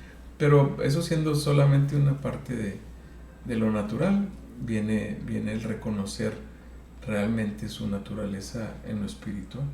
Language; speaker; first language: Spanish; native; Spanish